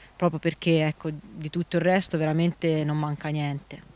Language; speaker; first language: Italian; native; Italian